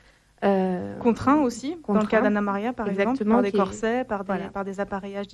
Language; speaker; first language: French; native; French